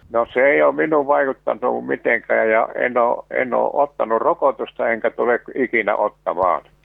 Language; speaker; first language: Finnish; native; Finnish